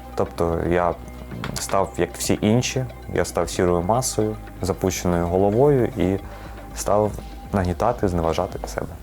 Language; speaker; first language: Ukrainian; native; Ukrainian